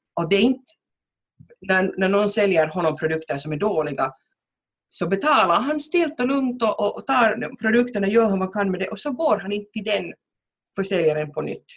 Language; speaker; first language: Swedish; native; Swedish